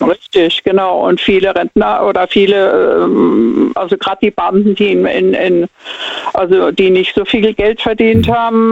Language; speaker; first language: German; native; German